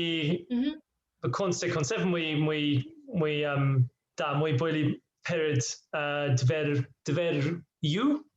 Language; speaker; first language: Russian; non-native, learner; English